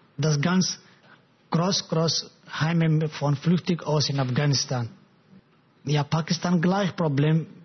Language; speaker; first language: German; non-native, learner; Pashto